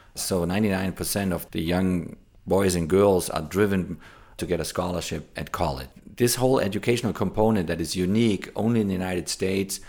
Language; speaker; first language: English; non-native, fluent; German